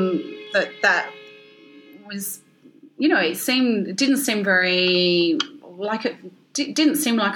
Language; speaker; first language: English; native; English